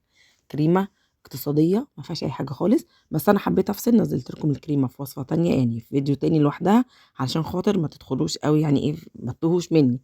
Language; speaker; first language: Arabic; native; Arabic